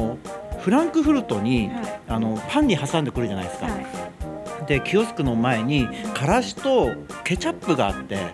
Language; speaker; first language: Japanese; native; Japanese